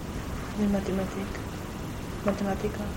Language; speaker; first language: Spanish; non-native, learner; German